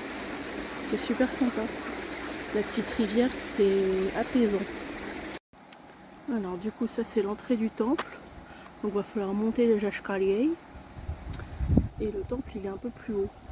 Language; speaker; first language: French; native; French